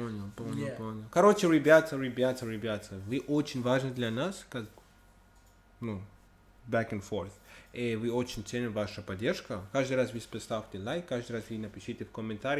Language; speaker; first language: Russian; non-native, learner; English